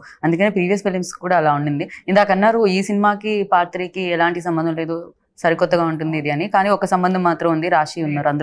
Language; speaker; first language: Telugu; native; Telugu